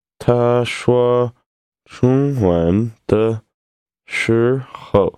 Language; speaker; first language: Chinese; non-native, learner; English